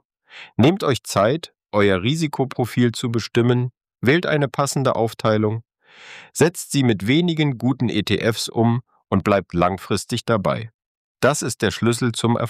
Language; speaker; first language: German; native; German